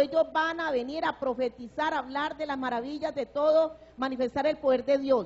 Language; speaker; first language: Spanish; native; Spanish